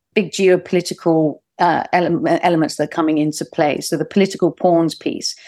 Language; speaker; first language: English; native; English